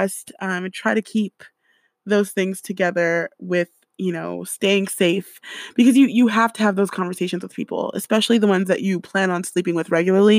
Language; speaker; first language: English; native; English